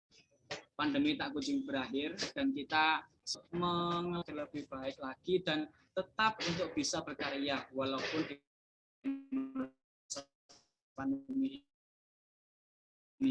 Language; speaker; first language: Indonesian; native; Indonesian